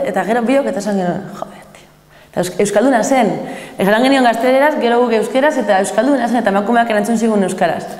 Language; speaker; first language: Basque; non-native, local second language; Spanish